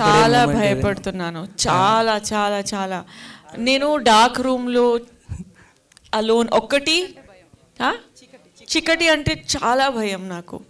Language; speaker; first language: Telugu; non-native, fluent; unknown